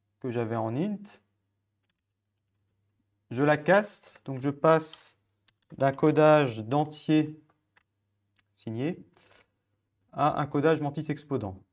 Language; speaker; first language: French; native; French